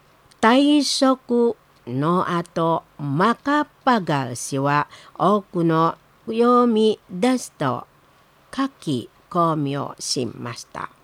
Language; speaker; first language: Japanese; non-native, learner; Indonesian